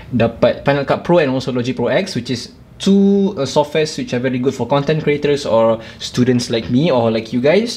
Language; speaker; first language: English; non-native, local second language; Malay